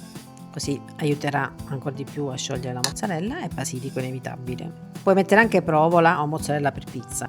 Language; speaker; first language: Italian; native; Italian